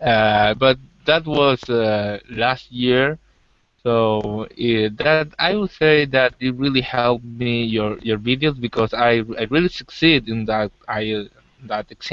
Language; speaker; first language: English; non-native, learner; Spanish